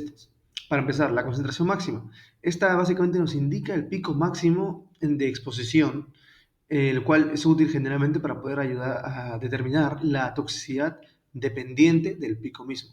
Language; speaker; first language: Spanish; native; Spanish